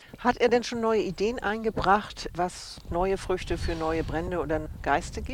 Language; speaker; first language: German; native; German